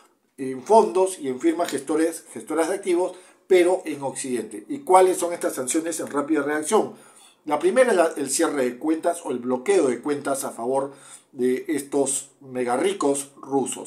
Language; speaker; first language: Spanish; native; Spanish